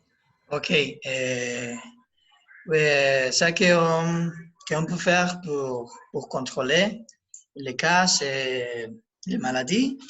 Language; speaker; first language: French; non-native, learner; Spanish